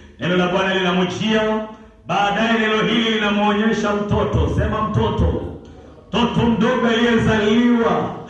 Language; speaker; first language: Swahili; non-native, local second language; Luyia